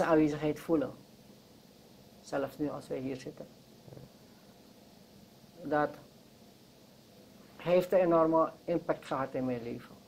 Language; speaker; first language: Dutch; non-native, local second language; Sranan Tongo